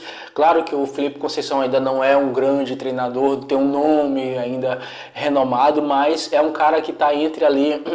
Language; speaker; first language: Portuguese; native; Portuguese